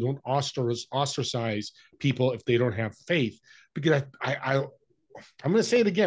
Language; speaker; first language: English; native; English